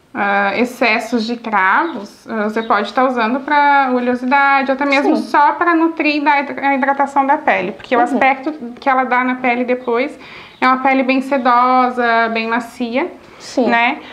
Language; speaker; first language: Portuguese; native; Portuguese